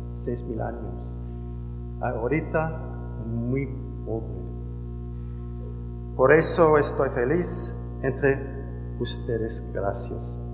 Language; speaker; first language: Spanish; non-native, learner; English